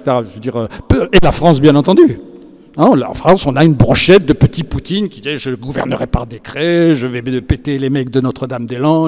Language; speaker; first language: French; native; French